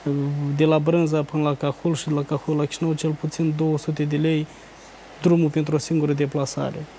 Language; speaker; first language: Romanian; native; Romanian